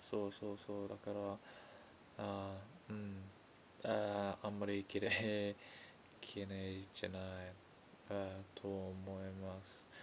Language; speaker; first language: Japanese; non-native, learner; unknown